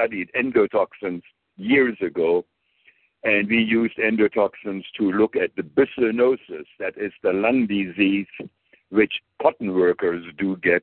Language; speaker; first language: English; non-native, fluent; German